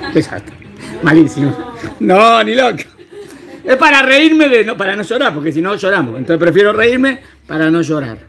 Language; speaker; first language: Spanish; native; Spanish